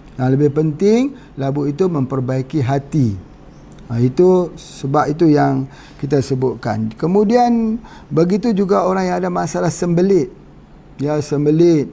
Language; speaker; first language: Malay; native; Malay